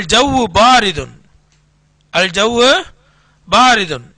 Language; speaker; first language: Arabic; non-native, fluent; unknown